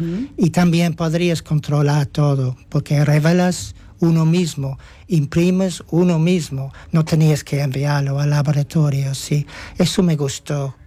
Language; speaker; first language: Spanish; non-native, fluent; English